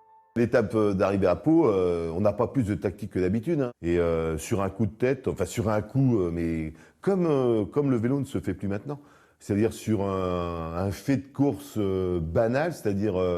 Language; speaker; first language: French; native; French